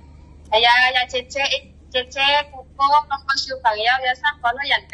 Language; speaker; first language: Cantonese; non-native, learner; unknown